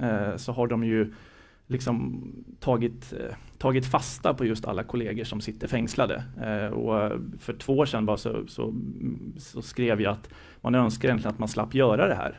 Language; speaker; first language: Swedish; native; Swedish